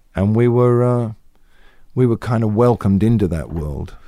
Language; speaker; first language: English; native; English